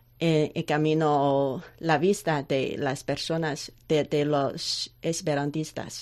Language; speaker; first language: Spanish; non-native, learner; Chinese